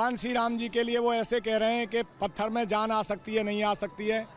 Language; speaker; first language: Hindi; native; Hindi